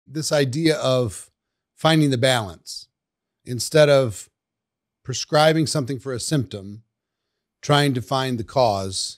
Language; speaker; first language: English; native; English